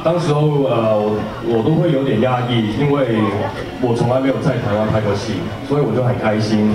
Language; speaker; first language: Chinese; early bilingual, heritage; Chinese